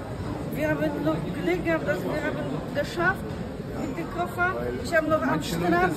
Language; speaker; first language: German; non-native, learner; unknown